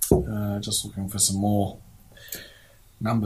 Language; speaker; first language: English; native; English